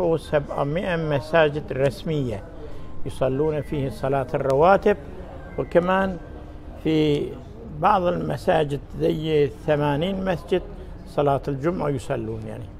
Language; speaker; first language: Arabic; non-native, learner; Turkmen